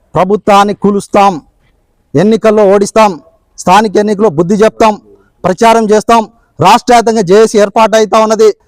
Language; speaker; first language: Telugu; non-native, local second language; Lambadi